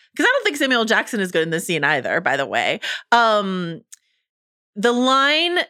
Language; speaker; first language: English; native; English